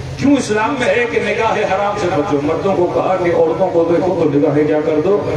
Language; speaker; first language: Urdu; non-native, local second language; Sindhi